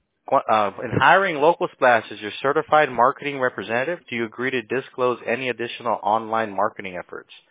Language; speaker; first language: English; early bilingual, other home language; Spanish